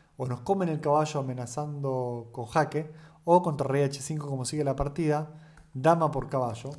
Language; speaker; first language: Spanish; native; Spanish